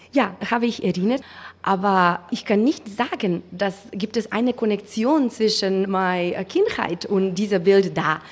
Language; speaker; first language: German; non-native, learner; Macedonian